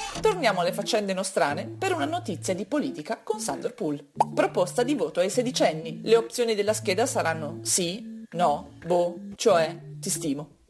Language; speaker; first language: Italian; native; Italian